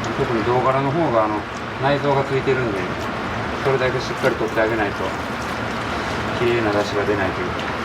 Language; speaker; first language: Japanese; native; Japanese